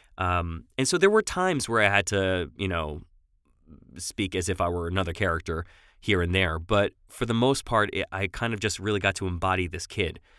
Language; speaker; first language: English; native; English